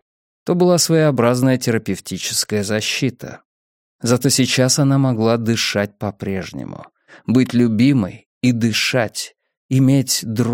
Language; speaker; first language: Russian; native; Russian